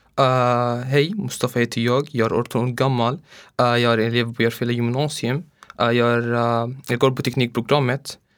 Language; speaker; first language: Swedish; non-native, learner; Arabic